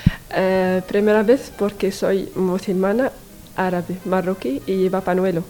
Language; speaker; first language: Spanish; non-native, learner; Arabic